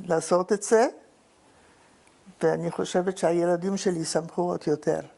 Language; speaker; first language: Hebrew; non-native, fluent; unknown